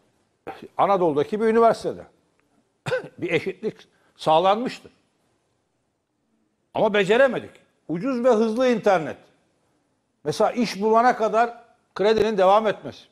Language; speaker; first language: Turkish; native; Turkish